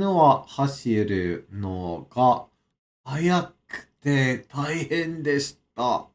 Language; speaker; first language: Japanese; non-native, learner; English